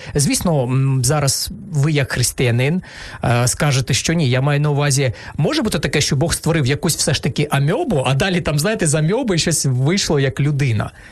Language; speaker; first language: Ukrainian; non-native, local second language; Russian